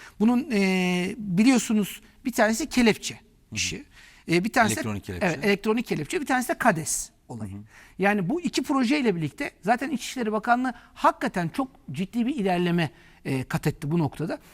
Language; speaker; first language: Turkish; native; Turkish